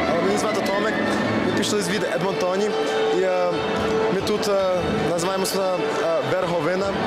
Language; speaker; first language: Ukrainian; early bilingual, heritage; English